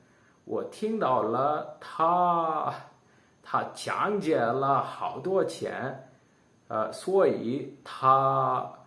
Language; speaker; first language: Chinese; non-native, learner; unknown